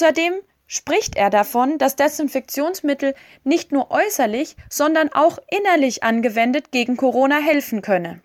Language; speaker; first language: German; native; German